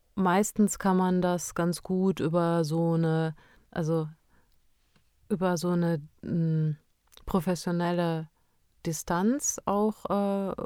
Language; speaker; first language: German; early bilingual, other home language; Romanian